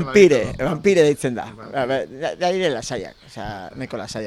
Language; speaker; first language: Basque; native; Basque